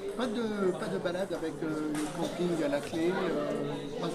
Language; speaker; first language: French; native; French